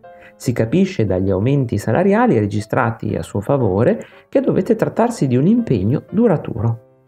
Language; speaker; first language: Italian; native; Italian